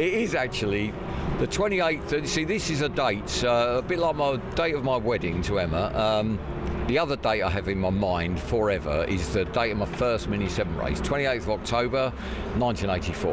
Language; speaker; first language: English; native; English